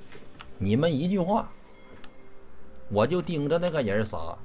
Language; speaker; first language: Chinese; native; Chinese